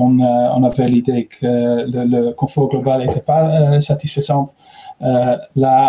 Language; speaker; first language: French; non-native, learner; Dutch